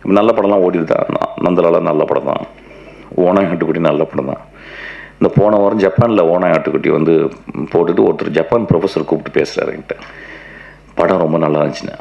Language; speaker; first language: Tamil; non-native, local second language; Malayalam